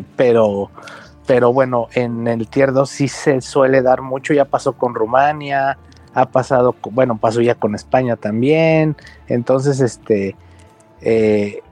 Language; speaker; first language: Spanish; native; Spanish